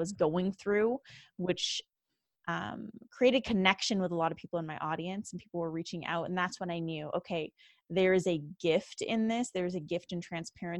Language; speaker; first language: English; native; English